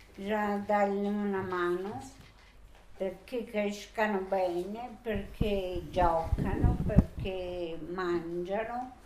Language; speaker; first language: Italian; native; Italian